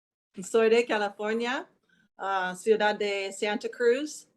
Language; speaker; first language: Spanish; non-native, learner; English